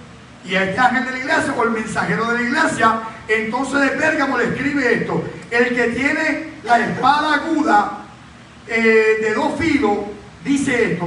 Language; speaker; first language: Spanish; native; Spanish